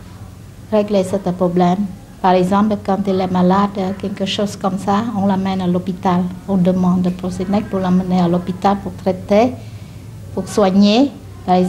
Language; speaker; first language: French; non-native, learner; Khmer